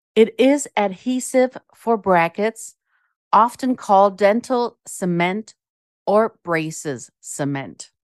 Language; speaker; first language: English; non-native, fluent; German